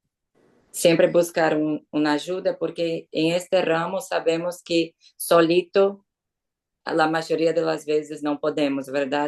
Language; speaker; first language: Portuguese; non-native, learner; Spanish